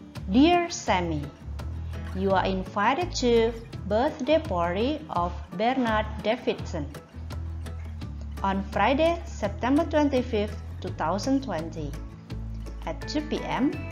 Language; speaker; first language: English; non-native, fluent; Indonesian